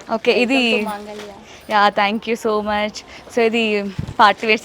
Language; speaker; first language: Telugu; native; Telugu